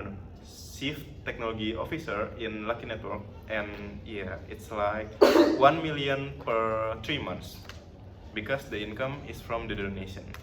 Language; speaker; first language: English; non-native, learner; Indonesian